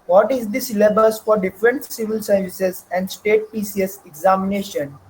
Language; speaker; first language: English; non-native, local second language; Marathi